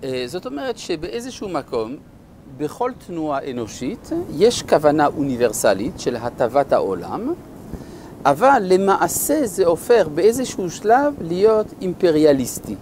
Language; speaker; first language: Hebrew; non-native, fluent; French